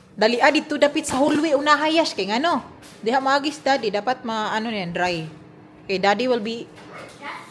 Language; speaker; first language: Filipino; non-native, local second language; Cebuano